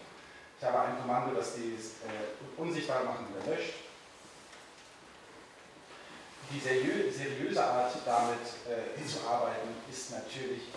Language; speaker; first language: German; native; German